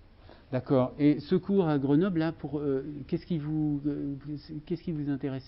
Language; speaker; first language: French; native; French